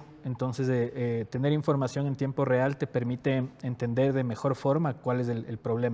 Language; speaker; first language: Spanish; native; Spanish